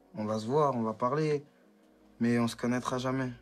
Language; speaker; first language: French; native; French